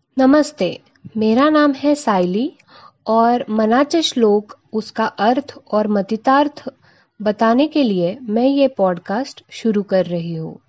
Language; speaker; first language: Hindi; non-native, local second language; Marathi